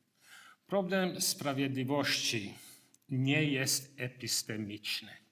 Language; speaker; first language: Polish; non-native, learner; English